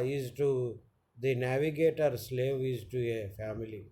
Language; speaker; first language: English; non-native, local second language; Telugu